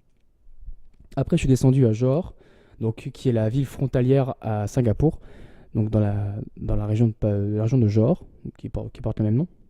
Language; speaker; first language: French; native; French